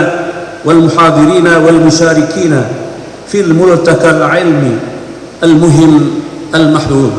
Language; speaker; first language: Arabic; non-native, fluent; Indonesian